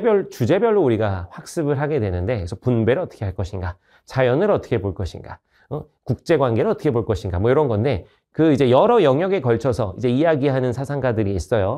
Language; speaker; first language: Korean; native; Korean